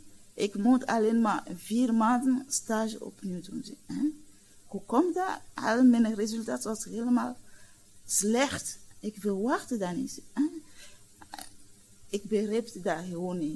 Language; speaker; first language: Dutch; non-native, learner; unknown